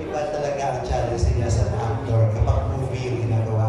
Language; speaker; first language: Filipino; native; Filipino